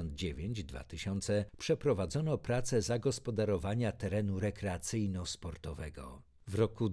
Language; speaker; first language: Polish; native; Polish